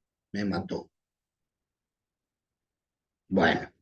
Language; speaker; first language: Spanish; native; Spanish